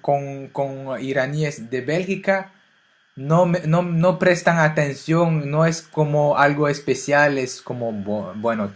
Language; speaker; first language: Spanish; non-native, fluent; French